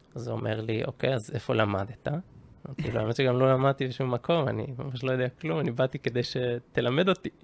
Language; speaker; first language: Hebrew; early bilingual, other home language; Japanese